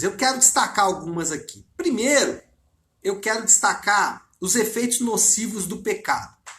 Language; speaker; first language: Portuguese; native; Portuguese